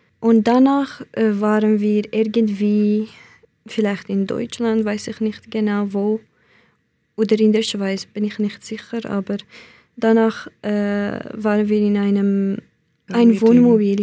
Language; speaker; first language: German; non-native, learner; Central Kurdish